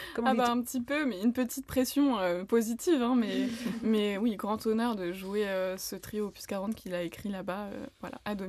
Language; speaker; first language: French; native; French